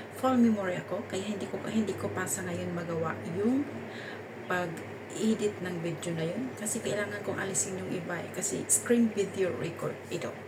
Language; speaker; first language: Filipino; non-native, local second language; Cebuano